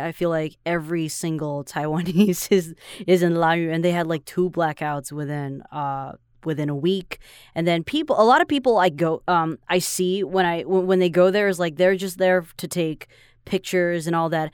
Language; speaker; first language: English; non-native, fluent; Chinese